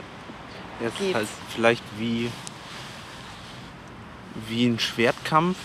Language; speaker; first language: German; native; German